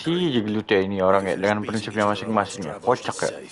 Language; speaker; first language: Indonesian; native; Indonesian